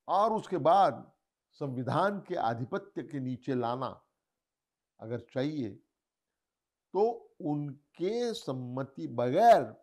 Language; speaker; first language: Hindi; non-native, local second language; Marathi